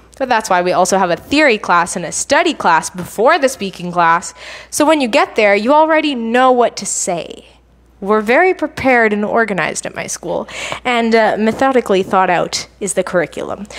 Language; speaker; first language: English; native; English